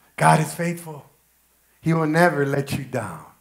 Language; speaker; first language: English; early bilingual, other home language; Spanish